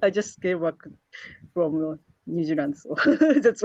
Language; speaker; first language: English; non-native, learner; Japanese